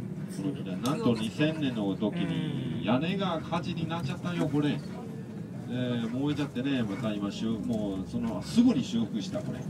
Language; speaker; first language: Japanese; non-native, fluent; Chinese